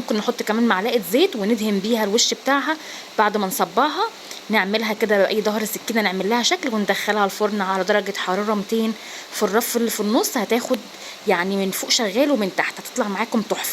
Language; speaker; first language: Arabic; native; Arabic